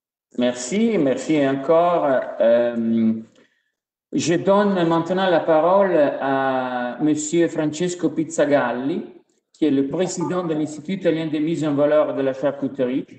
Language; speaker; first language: French; non-native, fluent; Italian